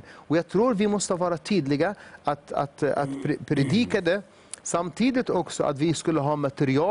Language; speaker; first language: Swedish; non-native, fluent; Arabic